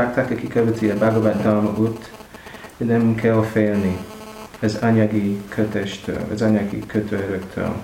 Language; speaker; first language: Hungarian; non-native, fluent; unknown